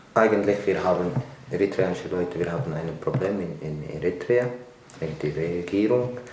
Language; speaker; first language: German; non-native, fluent; Tigrinya